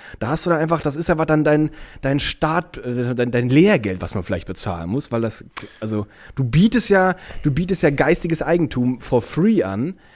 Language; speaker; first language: German; native; German